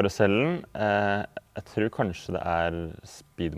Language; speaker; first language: Norwegian; native; Norwegian